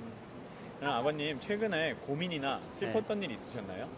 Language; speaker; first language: Korean; native; Korean